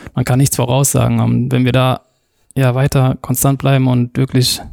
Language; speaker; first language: German; native; German